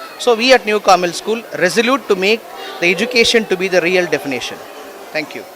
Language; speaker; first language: English; non-native, local second language; Kannada